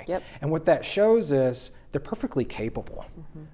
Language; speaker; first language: English; native; English